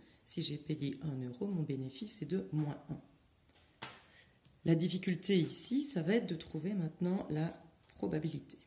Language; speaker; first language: French; native; French